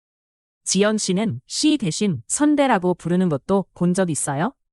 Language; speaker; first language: Korean; non-native, fluent; Chinese